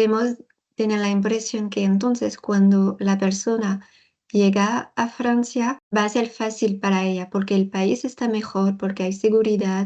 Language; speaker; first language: Spanish; non-native, learner; French